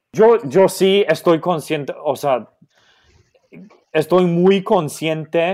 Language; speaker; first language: Spanish; non-native, fluent; Maltese